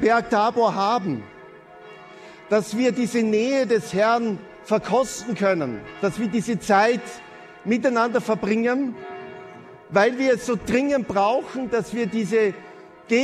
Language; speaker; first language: German; native; German